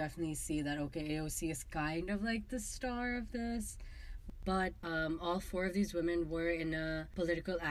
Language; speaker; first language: English; non-native, local second language; Urdu